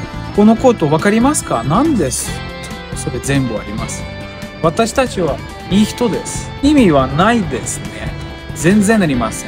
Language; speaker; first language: Japanese; non-native, learner; Russian